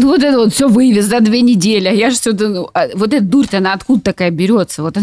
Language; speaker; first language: Russian; native; Russian